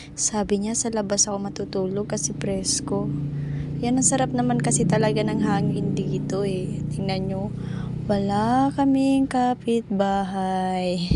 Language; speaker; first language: Filipino; non-native, local second language; Cebuano